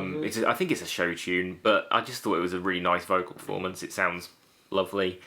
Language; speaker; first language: English; native; English